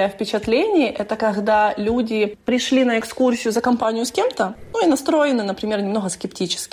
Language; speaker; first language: Russian; native; Russian